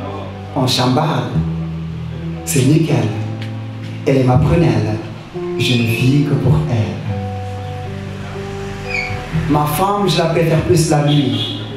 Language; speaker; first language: French; non-native, local second language; Wolof